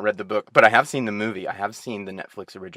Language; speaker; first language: English; native; English